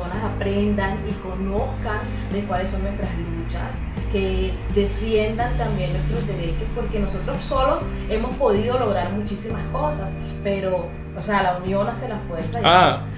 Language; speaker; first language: Spanish; native; Spanish